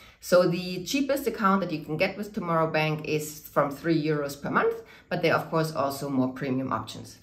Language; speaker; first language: English; non-native, fluent; German